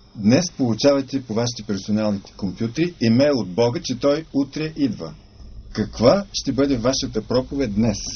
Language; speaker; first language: Bulgarian; native; Bulgarian